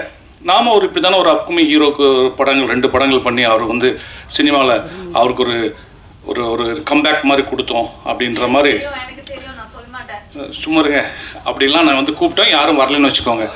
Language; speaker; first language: Tamil; native; Tamil